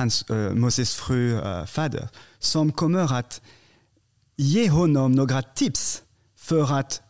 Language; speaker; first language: Swedish; non-native, fluent; French